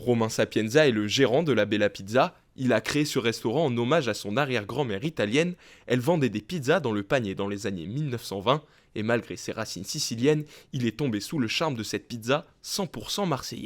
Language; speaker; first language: French; native; French